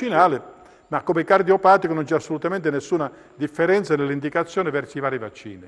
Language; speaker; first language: Italian; native; Italian